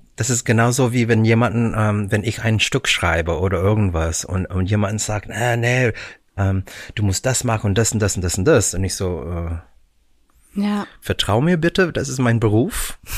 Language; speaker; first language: German; non-native, fluent; English